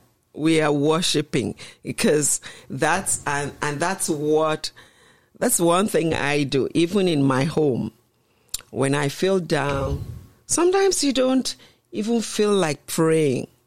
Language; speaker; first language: English; non-native, local second language; Yoruba